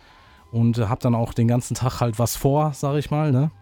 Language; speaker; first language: German; native; German